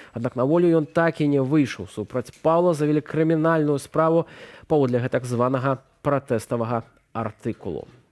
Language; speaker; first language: Belarusian; native; Belarusian